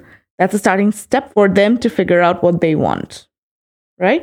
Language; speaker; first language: English; non-native, local second language; Bangla